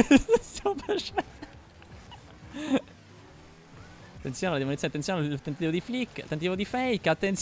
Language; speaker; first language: Italian; native; Italian